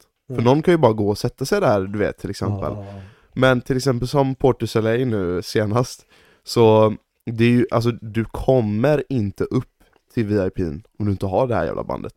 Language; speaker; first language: Swedish; native; Swedish